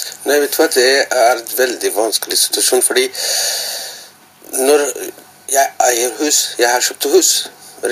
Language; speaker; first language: Norwegian; non-native, learner; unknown